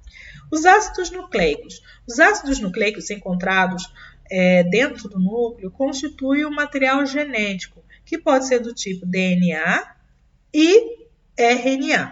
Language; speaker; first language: Portuguese; native; Portuguese